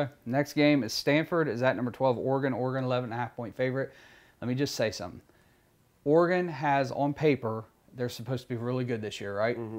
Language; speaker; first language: English; native; English